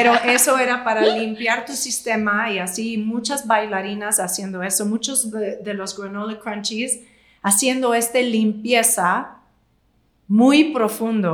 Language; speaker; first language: Spanish; non-native, fluent; English